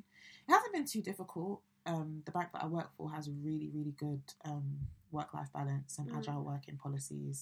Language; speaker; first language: English; native; English